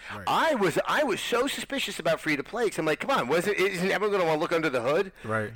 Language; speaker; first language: English; native; English